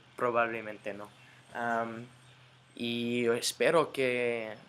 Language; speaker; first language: Spanish; non-native, fluent; English